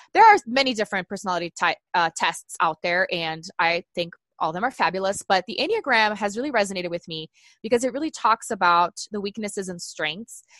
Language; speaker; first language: English; non-native, fluent; Portuguese